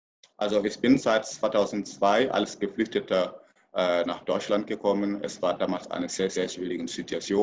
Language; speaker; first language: German; non-native, fluent; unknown